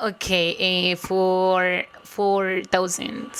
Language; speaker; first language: English; non-native, learner; Spanish